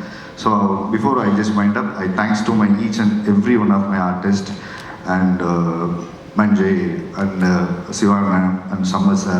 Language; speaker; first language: Tamil; native; Tamil